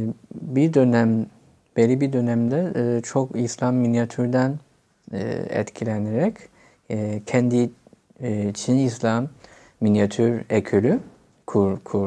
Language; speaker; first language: Turkish; non-native, fluent; Chinese